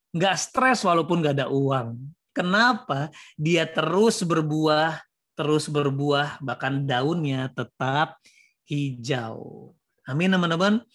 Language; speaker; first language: Indonesian; native; Indonesian